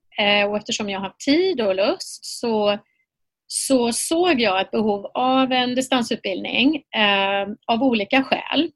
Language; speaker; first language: Swedish; native; Swedish